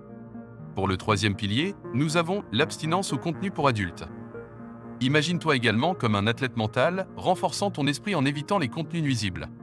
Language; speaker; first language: French; native; French